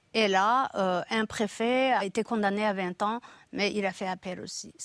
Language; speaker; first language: French; non-native, local second language; Kinyarwanda